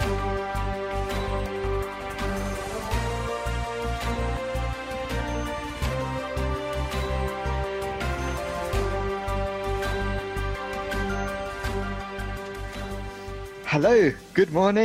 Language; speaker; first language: English; native; English